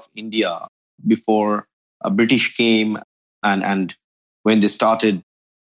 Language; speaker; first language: English; non-native, local second language; Bangla